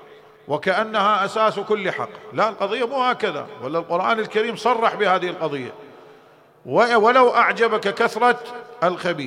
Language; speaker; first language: Arabic; native; Arabic